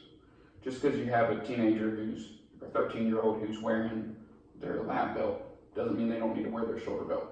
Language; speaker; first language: English; native; English